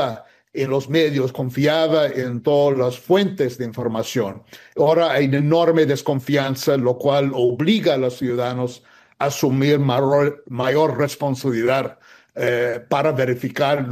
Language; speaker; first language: Spanish; non-native, fluent; English